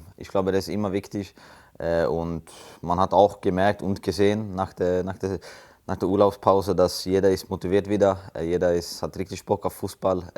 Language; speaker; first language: German; non-native, fluent; Swedish